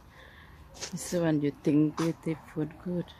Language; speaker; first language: English; non-native, learner; Thai